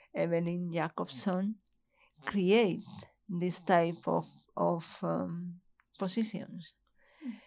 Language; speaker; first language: English; non-native, fluent; Spanish